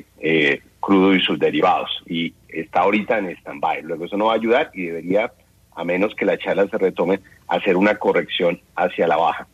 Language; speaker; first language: Spanish; native; Spanish